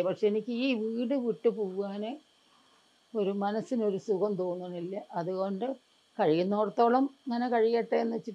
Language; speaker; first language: Malayalam; native; Malayalam